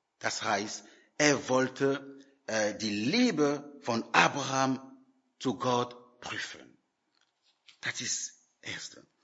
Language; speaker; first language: German; non-native, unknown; French